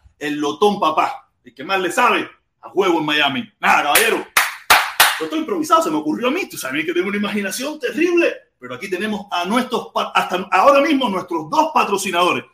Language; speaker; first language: Spanish; native; Spanish